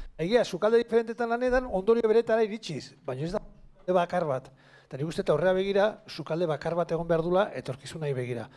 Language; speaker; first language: Basque; native; Basque